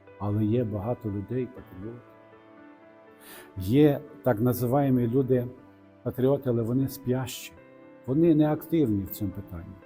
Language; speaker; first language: Ukrainian; non-native, local second language; Russian